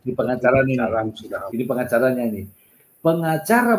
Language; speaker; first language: Indonesian; native; Indonesian